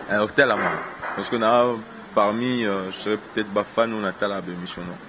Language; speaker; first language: French; non-native, local second language; Lingala